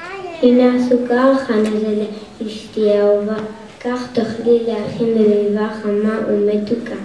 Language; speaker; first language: Hebrew; non-native, learner; English